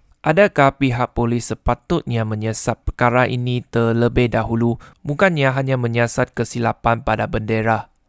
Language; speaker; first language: Malay; non-native, local second language; Chinese